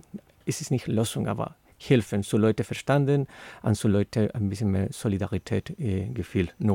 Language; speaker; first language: German; non-native, learner; Spanish